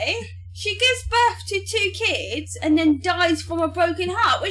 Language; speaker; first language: English; native; English